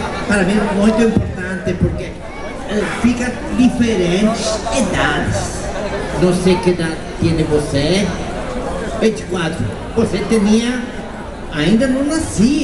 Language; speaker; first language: Portuguese; non-native, learner; Spanish